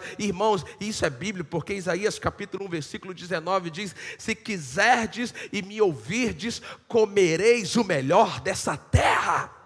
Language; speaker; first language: Portuguese; native; Portuguese